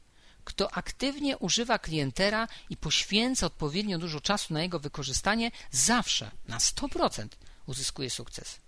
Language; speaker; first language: Polish; native; Polish